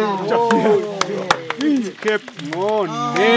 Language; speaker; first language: Vietnamese; non-native, fluent; Portuguese